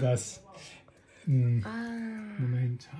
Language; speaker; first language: German; non-native, fluent; Italian